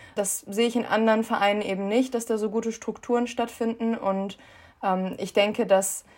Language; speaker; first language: German; native; German